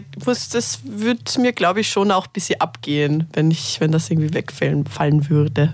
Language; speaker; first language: German; native; German